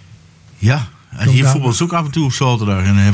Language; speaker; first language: Dutch; native; Dutch